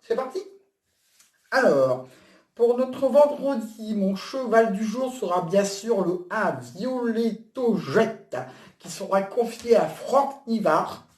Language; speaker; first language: French; native; French